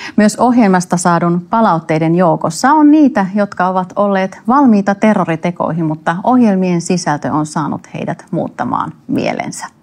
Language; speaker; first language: Finnish; native; Finnish